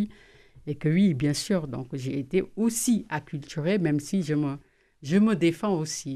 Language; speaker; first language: French; non-native, local second language; Wolof